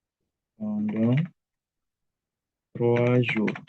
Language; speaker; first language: French; non-native, fluent; Indonesian